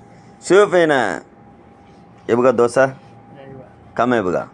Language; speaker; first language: Arabic; non-native, learner; Tamil